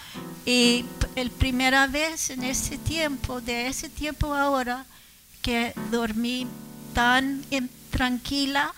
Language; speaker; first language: Spanish; early bilingual, heritage; English